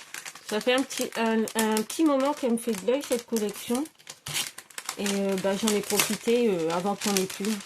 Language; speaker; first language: French; native; French